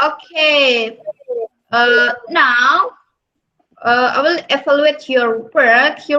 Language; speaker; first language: English; non-native, fluent; Indonesian